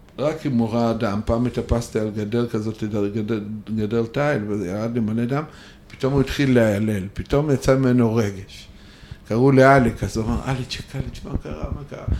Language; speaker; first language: Hebrew; non-native, fluent; Russian